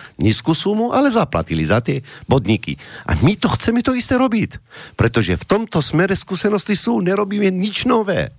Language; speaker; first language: Slovak; non-native, fluent; Arabic